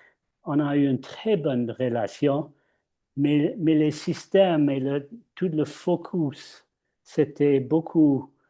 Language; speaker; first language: French; non-native, fluent; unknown